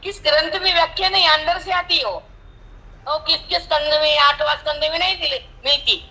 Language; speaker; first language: Hindi; non-native, local second language; Marathi